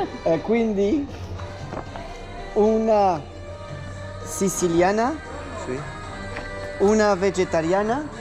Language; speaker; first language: Italian; non-native, learner; French